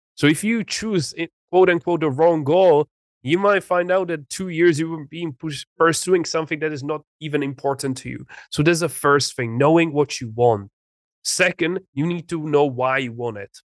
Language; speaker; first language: English; non-native, fluent; Czech